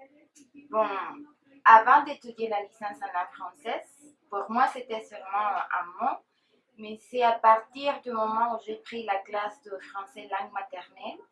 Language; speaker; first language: French; non-native, fluent; Spanish